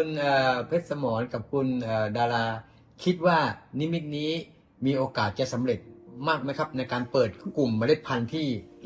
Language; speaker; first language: Thai; native; Thai